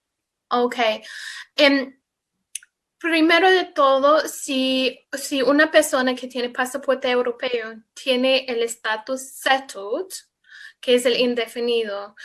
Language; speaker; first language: Spanish; non-native, fluent; English